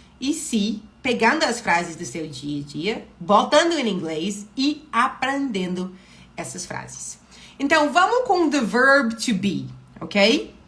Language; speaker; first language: Portuguese; non-native, fluent; English